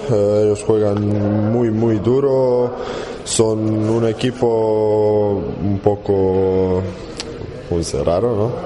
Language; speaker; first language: Spanish; non-native, learner; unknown